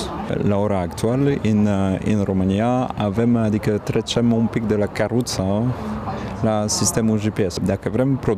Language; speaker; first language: Romanian; non-native, fluent; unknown